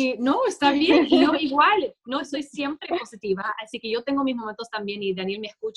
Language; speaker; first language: Spanish; non-native, fluent; English